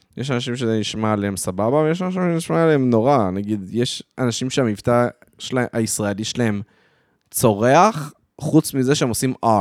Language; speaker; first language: Hebrew; early bilingual, other home language; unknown